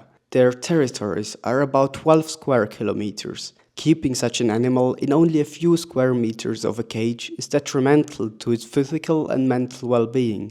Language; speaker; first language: English; non-native, fluent; German